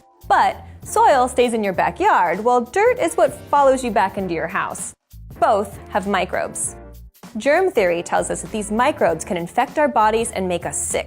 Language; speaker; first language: English; native; English